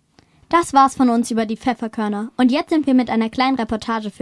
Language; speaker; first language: German; native; German